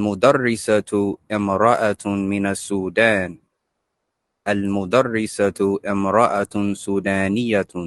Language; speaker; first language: Arabic; non-native, learner; English